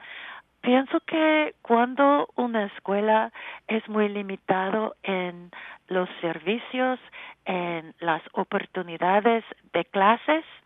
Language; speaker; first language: Spanish; non-native, learner; English